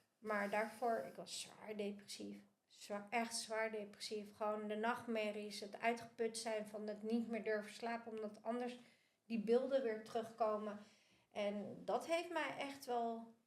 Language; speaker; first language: Dutch; early bilingual, other home language; Spanish